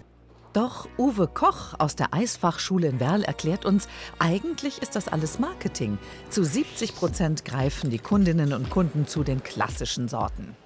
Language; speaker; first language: German; native; German